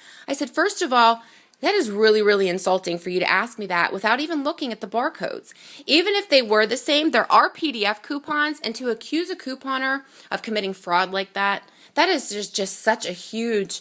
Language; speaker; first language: English; native; English